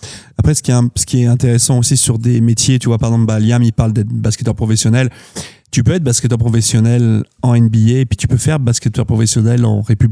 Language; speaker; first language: French; native; French